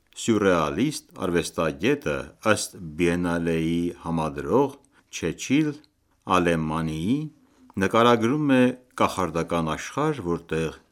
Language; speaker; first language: Armenian; native; Armenian